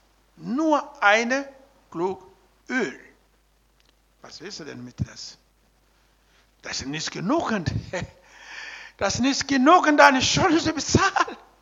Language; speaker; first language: German; non-native, learner; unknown